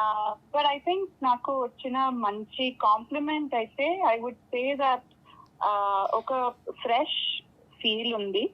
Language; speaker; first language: Telugu; non-native, local second language; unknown